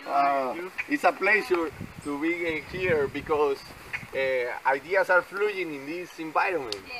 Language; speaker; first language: English; non-native, learner; Spanish